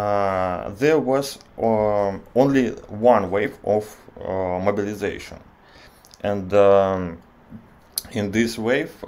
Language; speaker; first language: English; non-native, learner; Russian